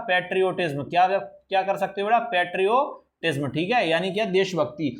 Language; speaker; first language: Hindi; native; Hindi